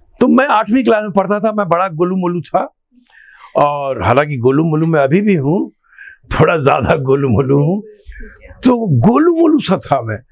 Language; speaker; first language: Hindi; non-native, local second language; Bhojpuri